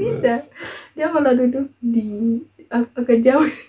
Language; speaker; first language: Indonesian; non-native, fluent; Russian